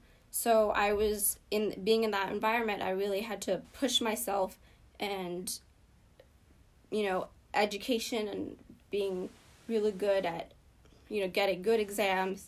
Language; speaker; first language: English; early bilingual, other home language; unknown